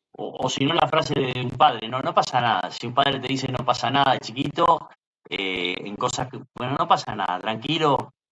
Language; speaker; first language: Spanish; native; Spanish